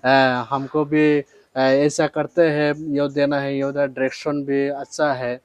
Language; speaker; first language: Hindi; non-native, local second language; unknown